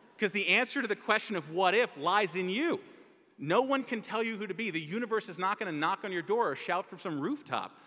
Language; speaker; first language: English; native; English